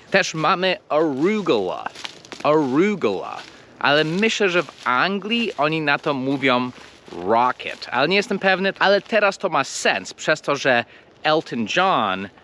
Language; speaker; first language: Polish; non-native, fluent; English